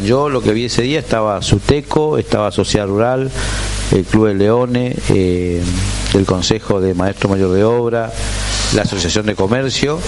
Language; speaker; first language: Spanish; native; Spanish